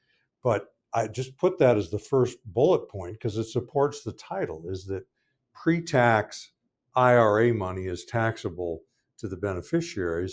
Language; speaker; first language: English; native; English